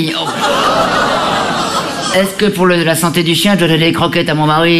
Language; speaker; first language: French; native; French